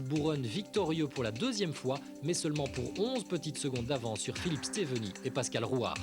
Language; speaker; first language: French; native; French